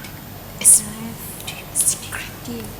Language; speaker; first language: English; non-native, learner; Indonesian